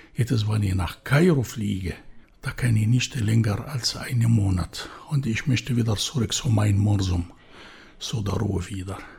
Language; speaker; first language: German; non-native, fluent; Arabic